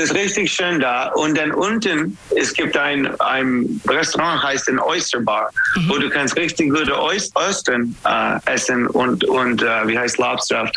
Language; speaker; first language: German; non-native, learner; English